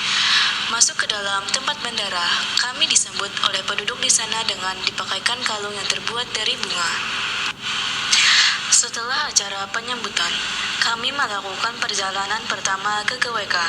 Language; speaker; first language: Indonesian; native; Indonesian